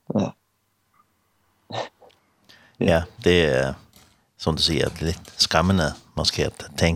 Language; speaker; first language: Danish; non-native, learner; Faroese